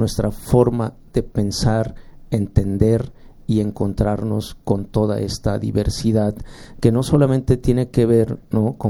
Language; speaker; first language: Spanish; native; Spanish